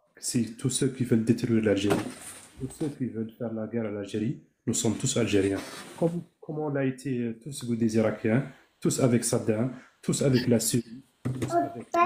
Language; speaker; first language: French; non-native, local second language; Arabic